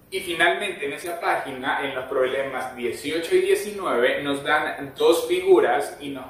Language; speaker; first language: Spanish; native; Spanish